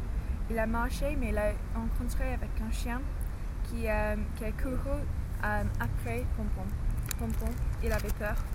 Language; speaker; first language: French; non-native, learner; English